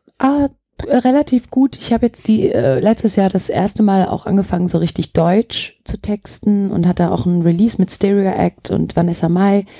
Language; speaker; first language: German; early bilingual, other home language; Turkish